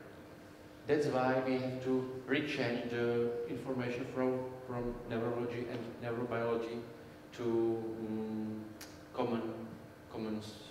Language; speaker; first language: English; non-native, learner; Czech